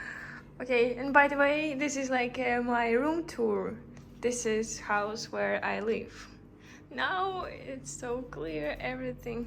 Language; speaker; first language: English; non-native, learner; Russian